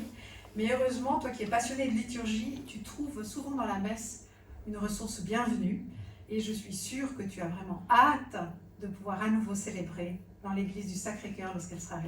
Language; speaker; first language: French; native; French